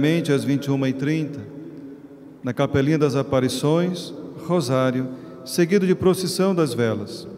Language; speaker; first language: Portuguese; native; Portuguese